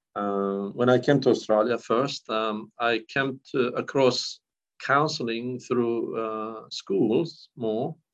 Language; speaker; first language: English; non-native, fluent; Kurdish